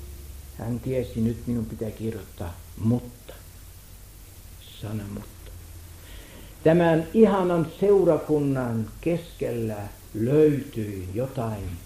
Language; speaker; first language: Finnish; non-native, fluent; German